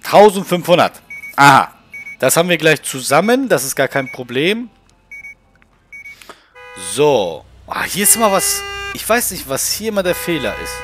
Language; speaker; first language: German; native; German